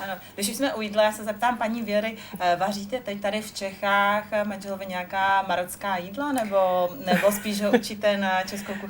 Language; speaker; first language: Czech; native; Czech